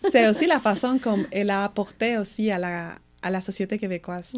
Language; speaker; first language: French; non-native, fluent; Spanish